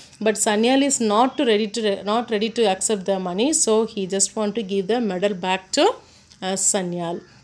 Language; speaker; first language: English; non-native, local second language; Tamil